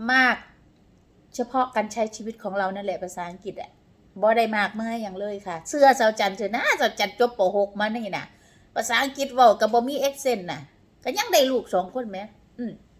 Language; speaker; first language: Thai; non-native, local second language; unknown